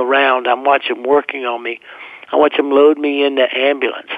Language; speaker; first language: English; native; English